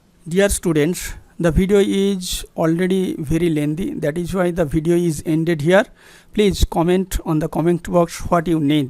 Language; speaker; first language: English; non-native, local second language; Bangla